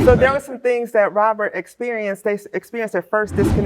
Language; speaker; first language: English; native; English